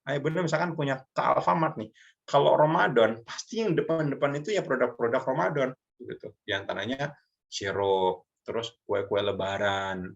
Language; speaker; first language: Indonesian; native; Indonesian